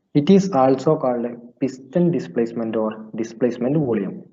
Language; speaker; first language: English; non-native, local second language; Malayalam